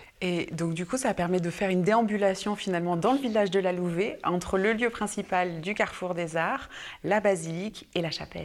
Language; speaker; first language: French; native; French